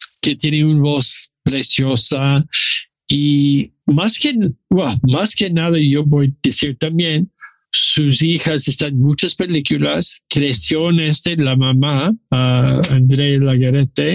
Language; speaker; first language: Spanish; non-native, learner; English